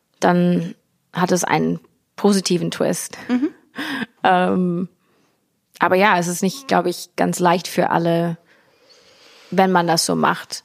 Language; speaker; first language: German; early bilingual, heritage; English